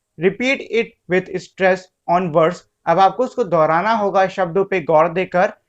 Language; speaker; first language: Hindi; native; Hindi